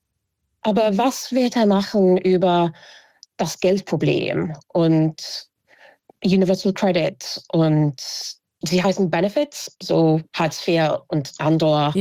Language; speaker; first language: German; non-native, fluent; English